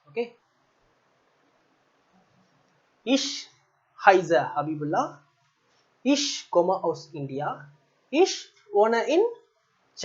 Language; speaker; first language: German; non-native, learner; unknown